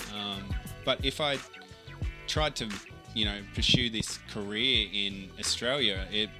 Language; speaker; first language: English; native; English